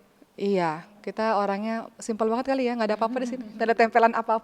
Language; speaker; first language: Indonesian; native; Indonesian